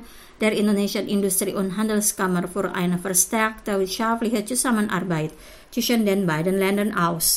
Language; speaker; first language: German; non-native, fluent; Indonesian